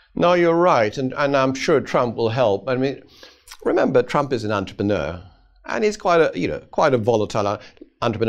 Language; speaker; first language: English; non-native, fluent; Swedish